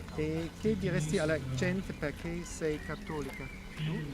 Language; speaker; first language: Italian; non-native, learner; German